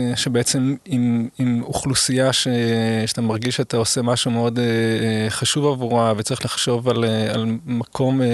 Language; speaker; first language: Hebrew; early bilingual, other home language; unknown